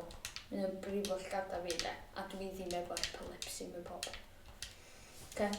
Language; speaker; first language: Welsh; native; Welsh